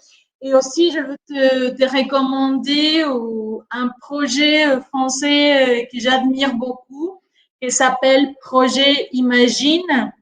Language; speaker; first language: French; non-native, fluent; Spanish